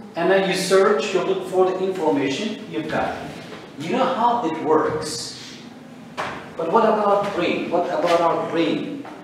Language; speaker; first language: English; non-native, fluent; Turkish